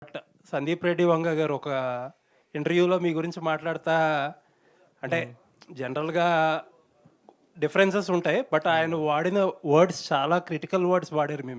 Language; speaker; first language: Telugu; native; Telugu